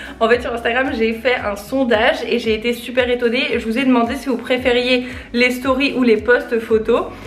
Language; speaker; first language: French; native; French